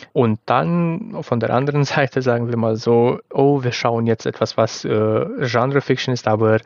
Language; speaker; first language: German; non-native, fluent; Romanian